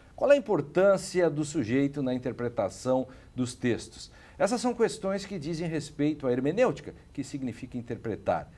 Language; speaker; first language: Portuguese; native; Portuguese